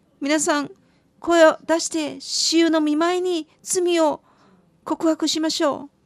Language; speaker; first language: Japanese; non-native, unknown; Chinese